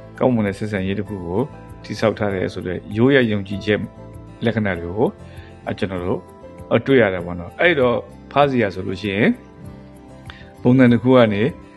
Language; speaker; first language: Burmese; non-native, local second language; S'gaw Karen